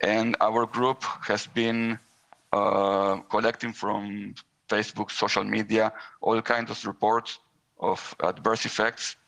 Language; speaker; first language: English; non-native, fluent; Hebrew